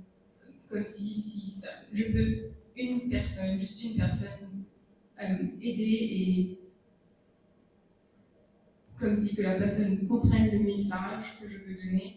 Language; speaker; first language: French; non-native, local second language; Morisyen